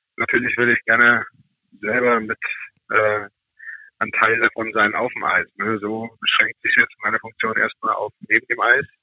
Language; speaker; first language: German; native; German